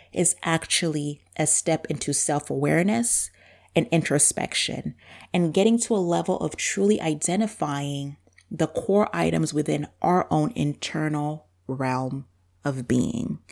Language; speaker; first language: English; non-native, local second language; Bemba